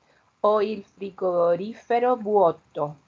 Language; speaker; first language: Italian; non-native, learner; Spanish